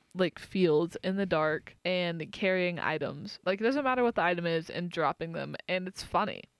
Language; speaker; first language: English; native; English